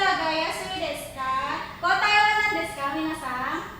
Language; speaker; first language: Japanese; non-native, learner; Indonesian